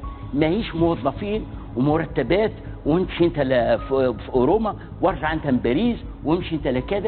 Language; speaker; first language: Arabic; native; Arabic